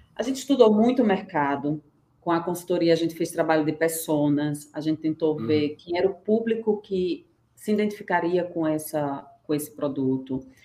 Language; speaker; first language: Portuguese; native; Portuguese